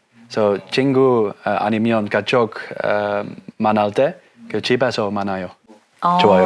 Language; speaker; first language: Korean; non-native, learner; Dutch